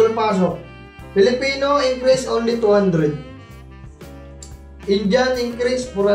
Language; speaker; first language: English; non-native, learner; Filipino